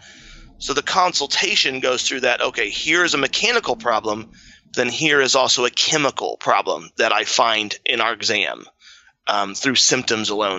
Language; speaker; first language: English; native; English